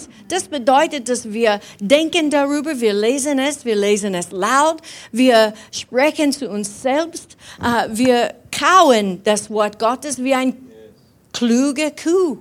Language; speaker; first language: German; non-native, fluent; English